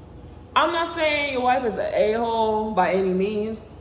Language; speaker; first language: English; native; English